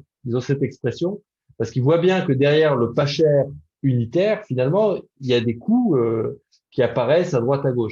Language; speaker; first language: French; native; French